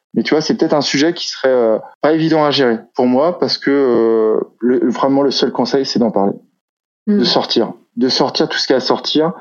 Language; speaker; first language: French; native; French